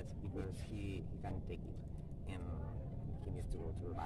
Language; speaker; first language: English; non-native, learner; Spanish